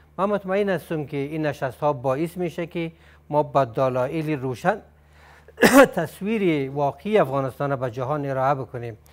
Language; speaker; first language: Persian; native; Persian